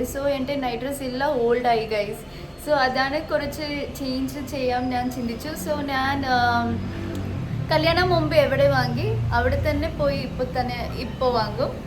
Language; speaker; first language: Malayalam; non-native, local second language; Kannada